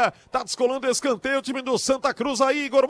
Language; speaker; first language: Portuguese; native; Portuguese